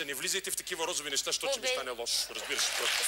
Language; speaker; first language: Bulgarian; native; Bulgarian